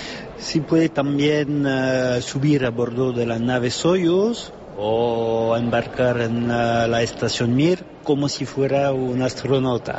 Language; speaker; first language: Spanish; non-native, fluent; French